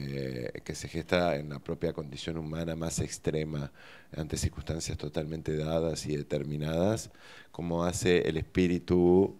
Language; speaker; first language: Spanish; native; Spanish